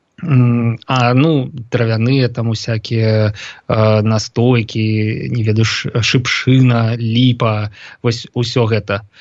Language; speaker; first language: Belarusian; native; Belarusian